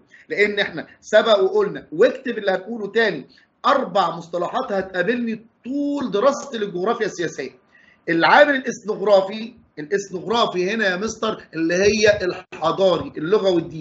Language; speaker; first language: Arabic; native; Arabic